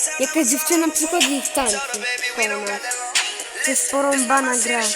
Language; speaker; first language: Polish; early bilingual, heritage; Polish